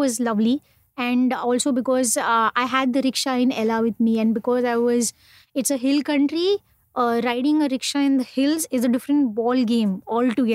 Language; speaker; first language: English; non-native, local second language; Hindi